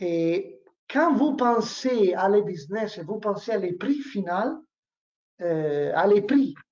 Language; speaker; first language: French; non-native, learner; Italian